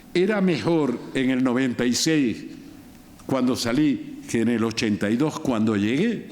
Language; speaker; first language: Spanish; native; Spanish